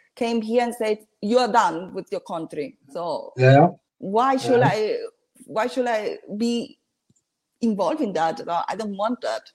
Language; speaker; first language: English; non-native, learner; Spanish